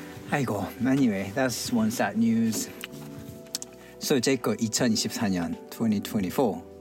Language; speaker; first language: English; non-native, fluent; Korean